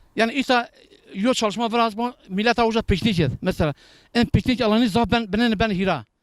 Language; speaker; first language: Turkish; native; Turkish